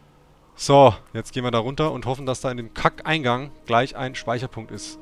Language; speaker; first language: German; native; German